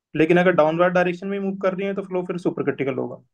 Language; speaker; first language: Hindi; native; Hindi